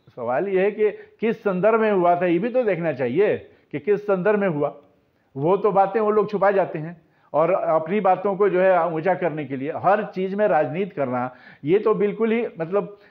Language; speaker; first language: Hindi; native; Hindi